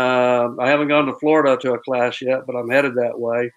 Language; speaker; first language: English; native; English